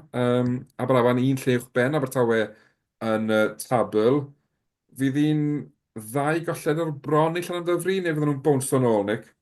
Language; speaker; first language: Welsh; native; Welsh